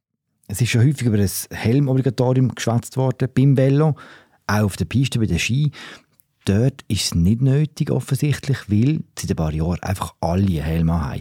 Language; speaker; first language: German; native; German